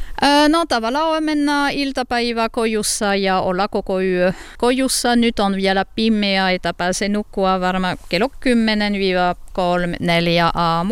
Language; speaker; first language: Finnish; non-native, learner; French